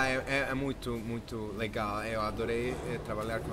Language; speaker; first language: Portuguese; non-native, fluent; Spanish